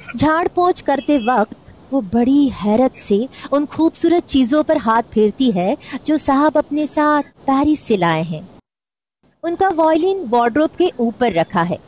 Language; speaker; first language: Urdu; non-native, local second language; Marathi